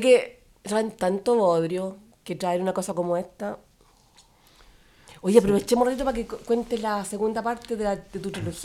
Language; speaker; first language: Spanish; native; Spanish